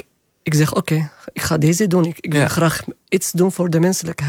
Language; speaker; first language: Dutch; non-native, learner; Arabic